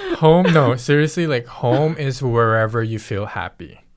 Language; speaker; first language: English; early bilingual, other home language; Filipino